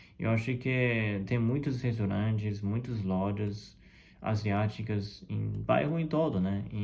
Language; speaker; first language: Portuguese; non-native, fluent; Chinese